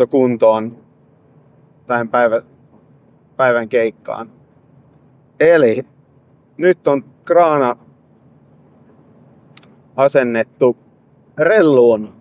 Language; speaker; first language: Finnish; non-native, fluent; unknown